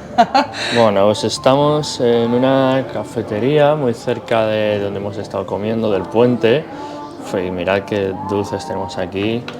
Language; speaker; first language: Spanish; native; Spanish